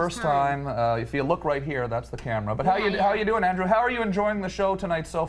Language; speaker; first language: English; native; English